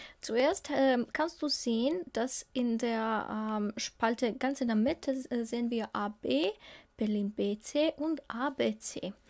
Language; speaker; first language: German; non-native, learner; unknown